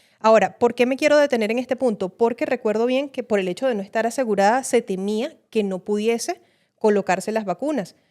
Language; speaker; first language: Spanish; native; Spanish